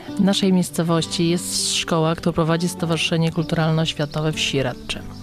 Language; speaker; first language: Polish; native; Polish